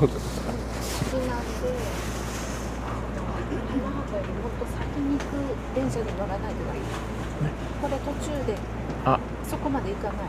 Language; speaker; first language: Japanese; native; Japanese